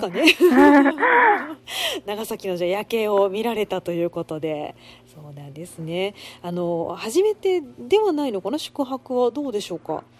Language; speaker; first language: Japanese; native; Japanese